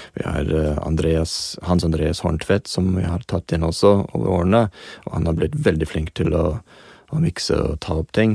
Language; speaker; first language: Norwegian; non-native, fluent; English